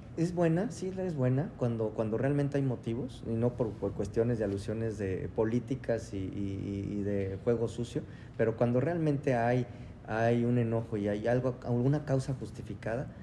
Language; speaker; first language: Spanish; native; Spanish